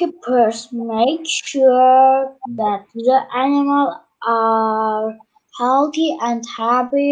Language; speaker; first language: English; non-native, learner; Turkish